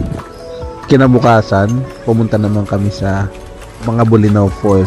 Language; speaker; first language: Filipino; native; Filipino